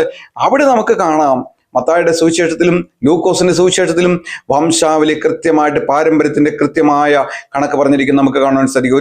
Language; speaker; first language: Malayalam; native; Malayalam